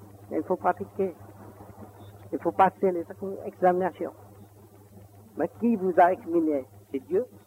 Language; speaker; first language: French; non-native, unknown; Vietnamese